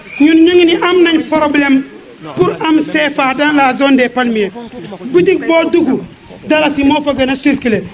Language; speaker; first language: Wolof; non-native, local second language; Jola-Fonyi